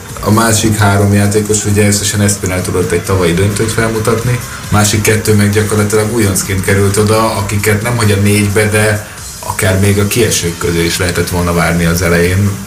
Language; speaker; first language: Hungarian; native; Hungarian